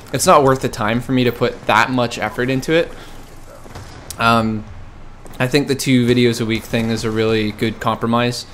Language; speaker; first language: English; native; English